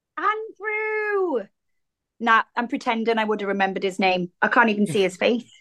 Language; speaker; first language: English; native; English